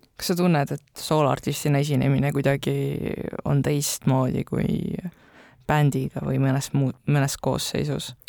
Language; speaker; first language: Estonian; native; Estonian